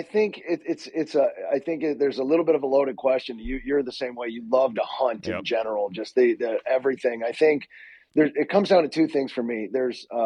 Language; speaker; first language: English; native; English